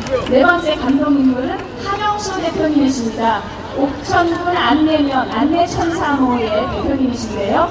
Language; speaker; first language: Korean; native; Korean